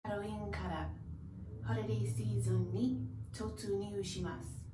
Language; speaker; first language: Japanese; non-native, learner; English